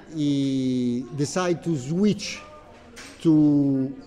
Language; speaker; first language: English; non-native, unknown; Italian